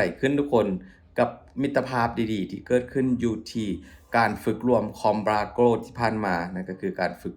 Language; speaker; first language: Thai; non-native, local second language; Lao